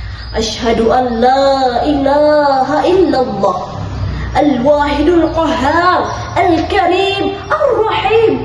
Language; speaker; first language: Arabic; non-native, learner; Indonesian